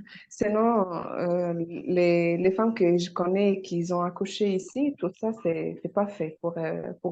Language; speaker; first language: French; non-native, fluent; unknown